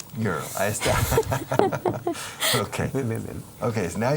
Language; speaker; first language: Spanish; non-native, fluent; English